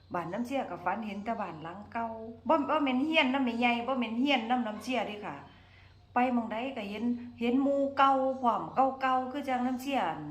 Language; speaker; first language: Thai; native; Thai